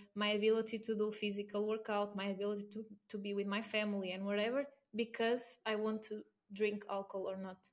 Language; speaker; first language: English; non-native, fluent; Portuguese